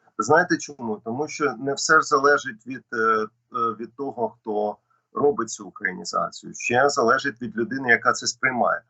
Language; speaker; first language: Ukrainian; non-native, local second language; Russian